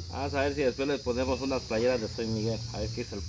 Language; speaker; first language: Spanish; native; Spanish